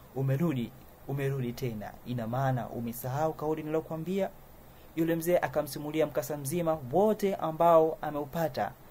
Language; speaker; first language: Swahili; native; Swahili